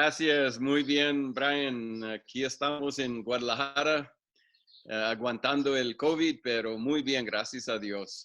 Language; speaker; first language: Spanish; non-native, fluent; English